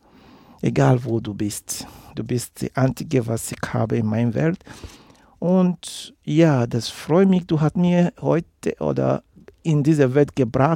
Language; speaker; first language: German; non-native, learner; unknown